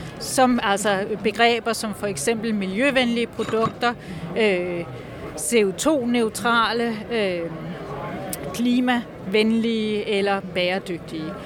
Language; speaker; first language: Danish; native; Danish